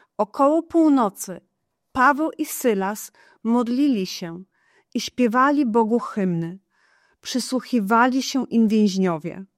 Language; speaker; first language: Polish; non-native, fluent; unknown